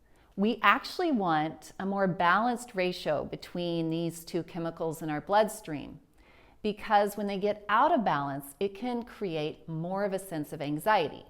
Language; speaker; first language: English; native; English